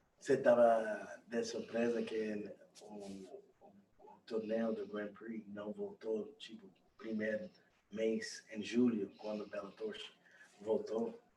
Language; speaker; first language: Portuguese; non-native, fluent; English